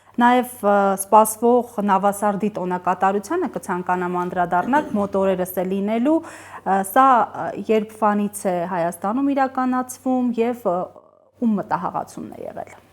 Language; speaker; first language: Armenian; native; Armenian